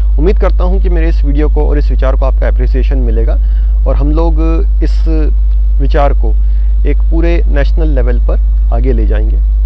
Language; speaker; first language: Hindi; native; Hindi